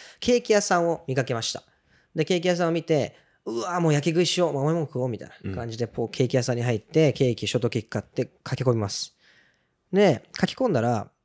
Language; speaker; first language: Japanese; early bilingual, other home language; Portuguese